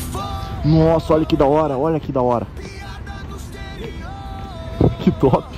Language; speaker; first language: Portuguese; native; Portuguese